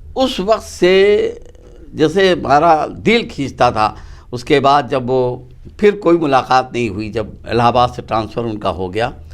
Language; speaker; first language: Urdu; native; Urdu